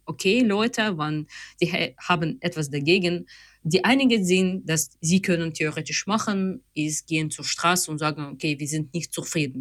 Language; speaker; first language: German; non-native, fluent; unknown